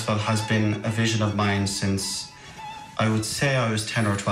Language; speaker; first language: English; native; English